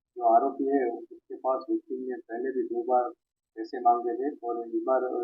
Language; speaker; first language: Hindi; non-native, local second language; Gujarati